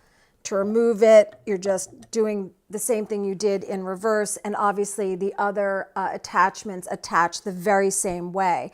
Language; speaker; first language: English; native; English